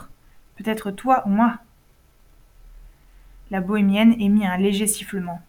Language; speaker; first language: French; native; French